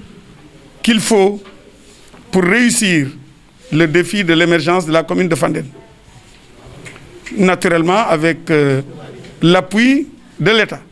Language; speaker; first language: French; non-native, local second language; Wolof